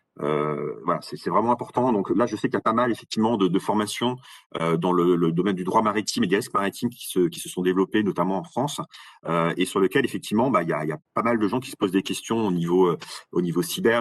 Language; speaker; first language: French; native; French